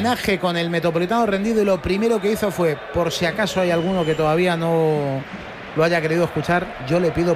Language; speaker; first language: Spanish; native; Spanish